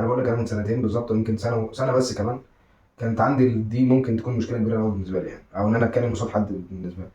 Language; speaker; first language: Arabic; native; Arabic